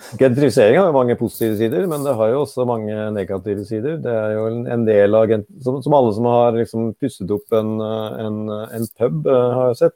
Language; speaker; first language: Norwegian; native; Norwegian